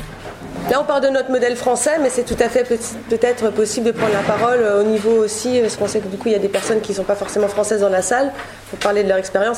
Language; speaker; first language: French; native; French